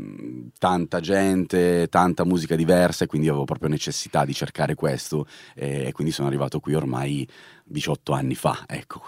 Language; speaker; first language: Italian; native; Italian